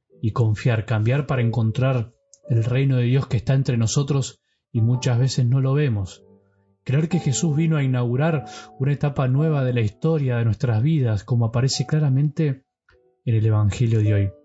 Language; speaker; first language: Spanish; native; Spanish